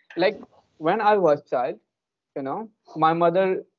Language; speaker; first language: English; non-native, local second language; Hindi